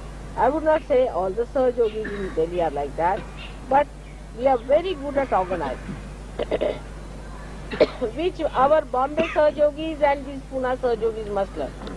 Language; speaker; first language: English; non-native, local second language; Hindi